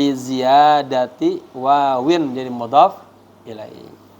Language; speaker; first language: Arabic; non-native, fluent; Indonesian